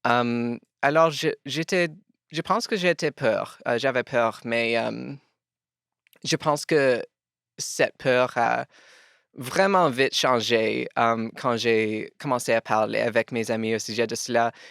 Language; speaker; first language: French; non-native, local second language; English